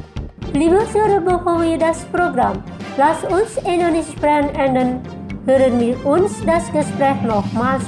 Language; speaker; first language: German; non-native, fluent; Indonesian